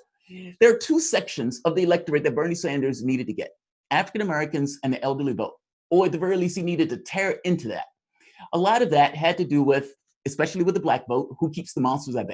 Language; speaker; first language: English; native; English